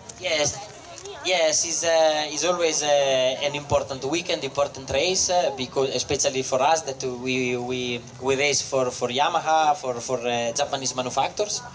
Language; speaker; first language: English; non-native, fluent; Italian